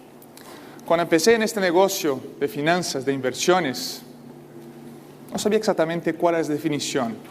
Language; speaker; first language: Spanish; non-native, fluent; Portuguese